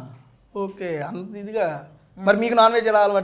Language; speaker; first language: Telugu; native; Telugu